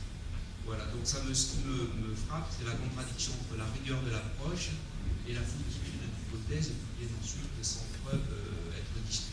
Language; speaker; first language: French; native; French